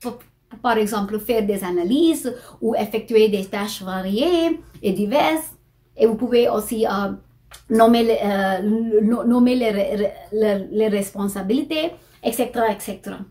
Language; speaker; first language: French; non-native, fluent; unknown